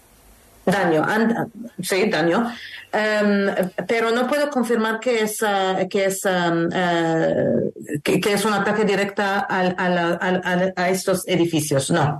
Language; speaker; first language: Spanish; non-native, learner; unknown